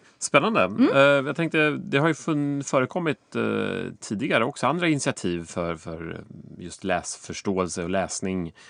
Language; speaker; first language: Swedish; native; Swedish